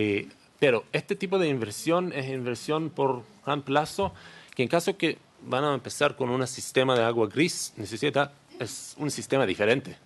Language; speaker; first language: Spanish; non-native, learner; Hebrew